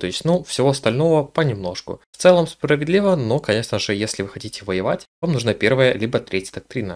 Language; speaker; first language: Russian; native; Russian